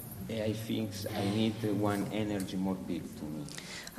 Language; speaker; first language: English; non-native, learner; Italian